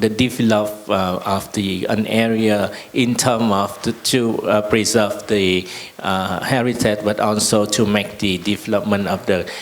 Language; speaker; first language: English; non-native, learner; Vietnamese